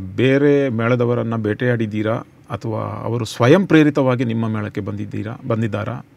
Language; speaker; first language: Kannada; native; Kannada